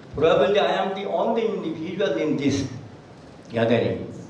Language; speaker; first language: English; non-native, local second language; Bangla